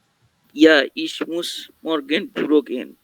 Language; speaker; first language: German; non-native, learner; Bangla